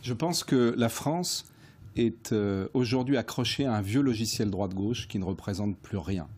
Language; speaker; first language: French; native; French